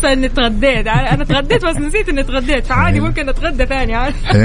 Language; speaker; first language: Arabic; native; Arabic